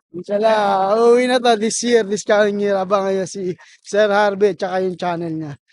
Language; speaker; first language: Filipino; native; Filipino